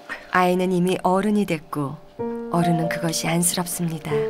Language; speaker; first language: Korean; native; Korean